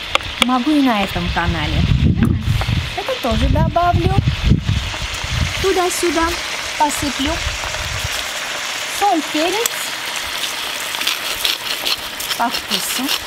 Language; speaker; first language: Russian; non-native, local second language; Armenian